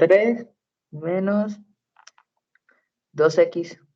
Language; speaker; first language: Spanish; native; Spanish